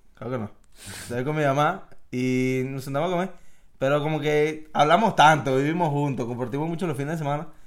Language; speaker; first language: Spanish; native; Spanish